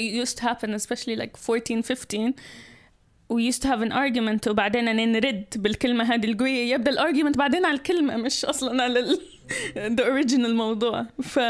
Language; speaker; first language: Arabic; early bilingual, heritage; Arabic